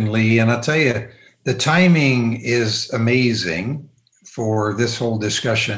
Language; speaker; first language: English; native; English